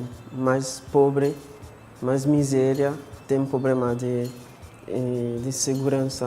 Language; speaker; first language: Portuguese; non-native, fluent; Haitian Creole